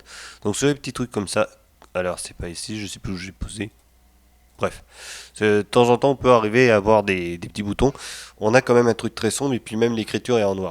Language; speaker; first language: French; native; French